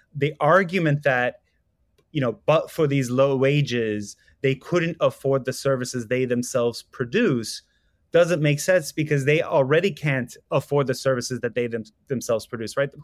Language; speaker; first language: English; non-native, fluent; Persian